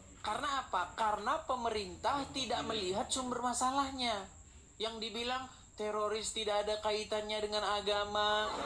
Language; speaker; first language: Indonesian; native; Indonesian